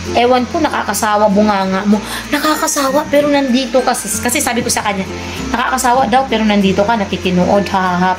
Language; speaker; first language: Filipino; non-native, local second language; Cebuano